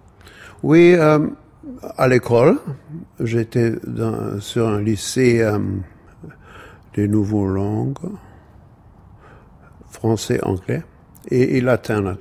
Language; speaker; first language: French; non-native, fluent; German